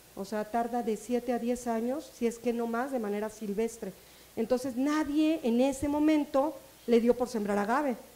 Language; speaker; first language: Spanish; native; Spanish